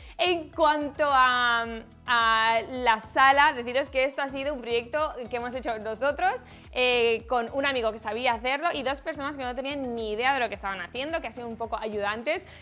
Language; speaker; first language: Spanish; native; Spanish